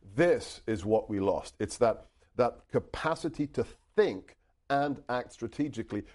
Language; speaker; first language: English; non-native, local second language; Hungarian